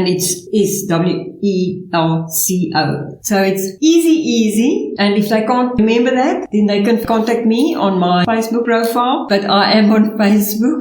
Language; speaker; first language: English; non-native, local second language; Afrikaans